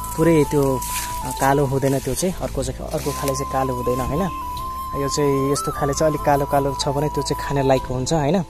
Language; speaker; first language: Nepali; non-native, local second language; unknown